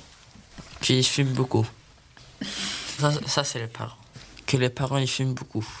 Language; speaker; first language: French; non-native, learner; Swedish